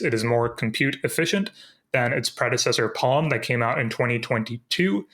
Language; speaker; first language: English; native; English